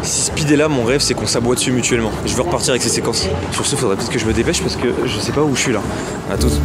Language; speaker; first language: French; native; French